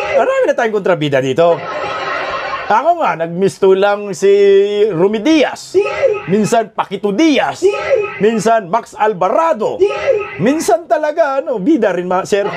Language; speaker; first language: Filipino; non-native, local second language; Cebuano